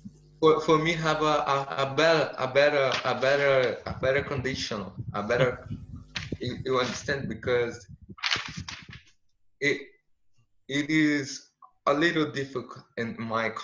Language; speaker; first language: English; non-native, learner; Portuguese